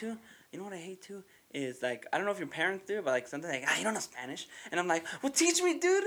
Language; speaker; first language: English; early bilingual, other home language; Spanish